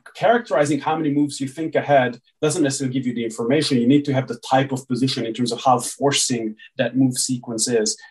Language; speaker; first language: English; early bilingual, other home language; Hungarian